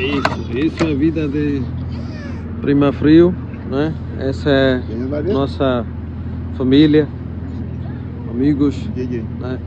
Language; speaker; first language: Portuguese; non-native, learner; Punjabi